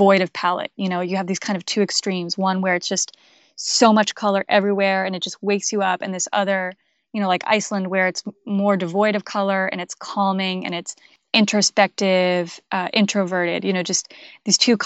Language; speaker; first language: English; native; English